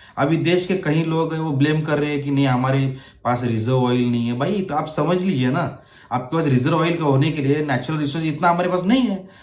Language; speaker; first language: Hindi; non-native, local second language; Marathi